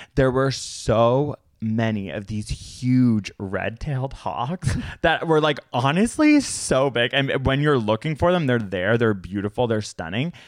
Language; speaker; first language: English; native; English